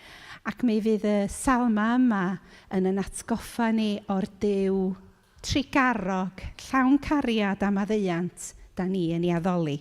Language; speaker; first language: Welsh; native; Welsh